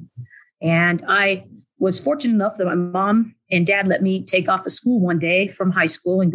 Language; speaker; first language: English; native; English